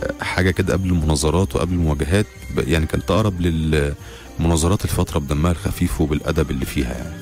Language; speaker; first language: Arabic; native; Arabic